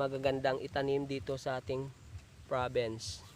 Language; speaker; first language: Filipino; native; Filipino